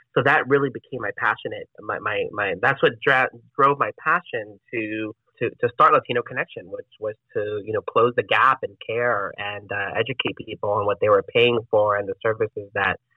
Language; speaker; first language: English; non-native, fluent; Spanish